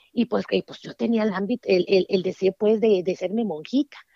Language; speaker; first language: Spanish; native; Spanish